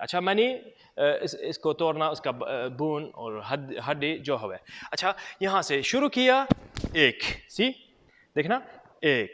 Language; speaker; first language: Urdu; non-native, learner; Arabic